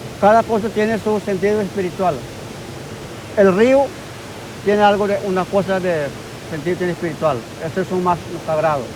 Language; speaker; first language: Spanish; non-native, local second language; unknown